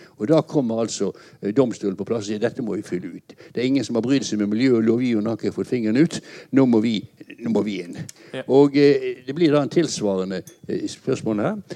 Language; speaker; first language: Norwegian; native; Norwegian